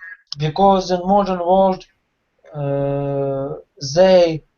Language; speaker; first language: English; non-native, learner; Russian